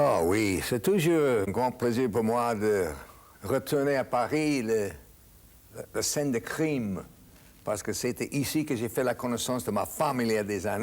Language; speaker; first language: French; non-native, fluent; English